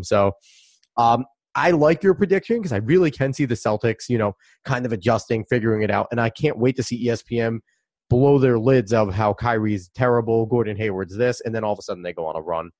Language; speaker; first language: English; native; English